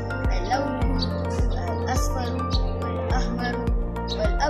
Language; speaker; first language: Arabic; non-native, learner; Malay